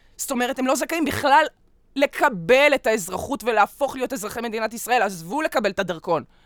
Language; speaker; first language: Hebrew; early bilingual, other home language; Russian